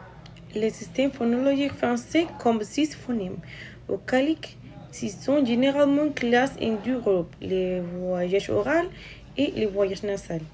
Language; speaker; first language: French; non-native, learner; Spanish